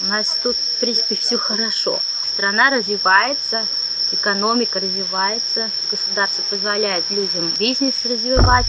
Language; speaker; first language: Russian; early bilingual, other home language; Vietnamese